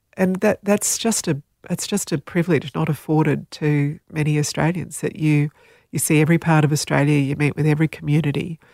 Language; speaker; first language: English; non-native, local second language; Slovenian